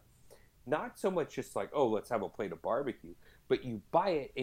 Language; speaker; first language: English; native; English